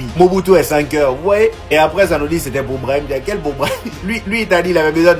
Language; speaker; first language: French; native; French